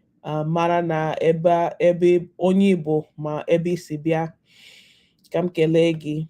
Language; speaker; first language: Igbo; non-native, learner; English